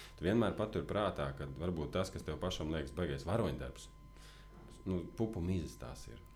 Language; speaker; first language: Latvian; native; Latvian